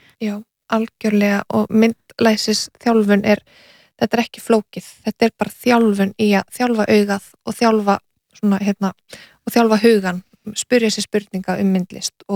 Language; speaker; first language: Icelandic; native; Icelandic